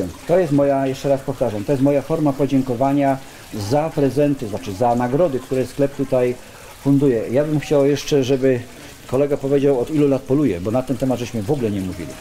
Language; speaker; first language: Polish; native; Polish